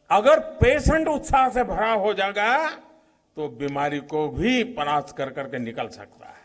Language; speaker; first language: Hindi; non-native, local second language; Gujarati